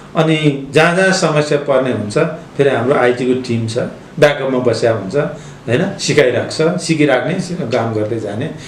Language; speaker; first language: Nepali; native; Nepali